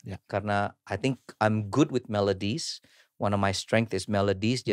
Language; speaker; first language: English; early bilingual, other home language; Indonesian